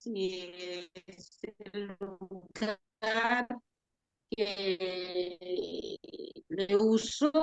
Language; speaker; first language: Spanish; non-native, learner; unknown